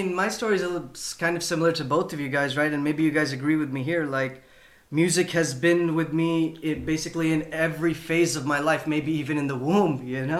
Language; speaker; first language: English; non-native, local second language; Urdu